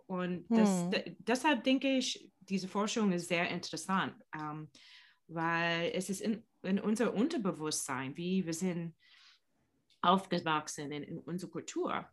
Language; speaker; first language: German; non-native, learner; English